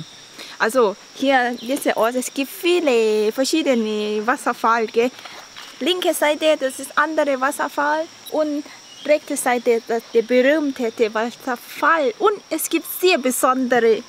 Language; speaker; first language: German; non-native, learner; Thai